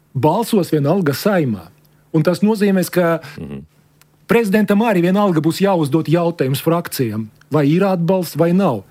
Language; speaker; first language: Latvian; non-native, local second language; Russian